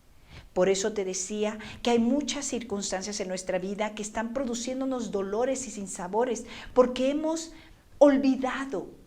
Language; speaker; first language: Spanish; native; Spanish